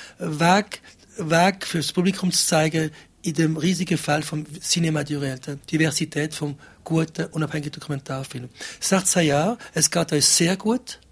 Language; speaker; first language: German; non-native, local second language; French